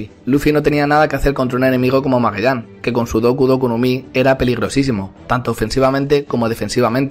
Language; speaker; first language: Spanish; native; Spanish